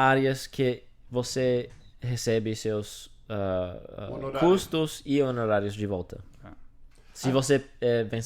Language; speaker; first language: Portuguese; non-native, fluent; English